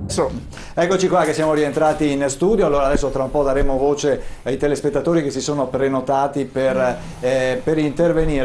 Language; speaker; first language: Italian; native; Italian